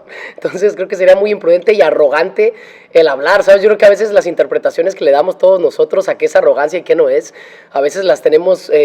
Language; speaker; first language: Spanish; native; Spanish